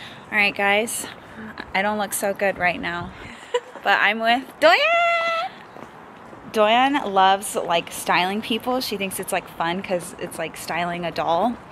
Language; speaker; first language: English; native; English